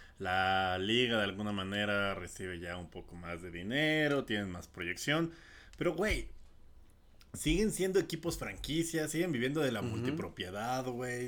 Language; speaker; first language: Spanish; native; Spanish